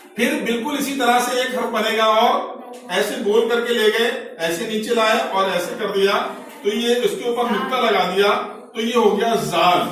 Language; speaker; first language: Hindi; native; Hindi